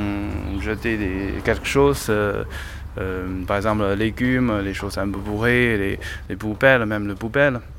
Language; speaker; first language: French; non-native, learner; Chinese